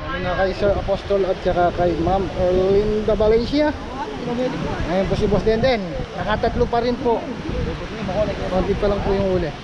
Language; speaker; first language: Filipino; non-native, local second language; Pampanga